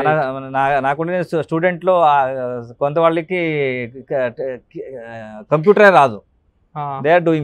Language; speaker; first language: Telugu; non-native, local second language; Kannada